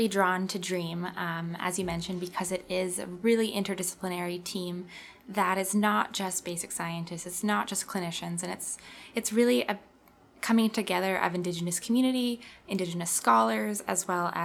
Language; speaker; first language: English; native; English